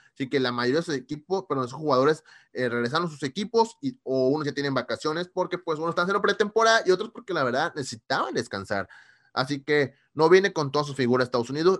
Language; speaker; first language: Spanish; native; Spanish